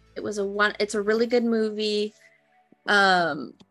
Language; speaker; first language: English; native; English